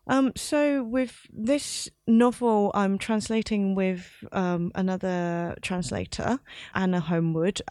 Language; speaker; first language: English; non-native, local second language; Cantonese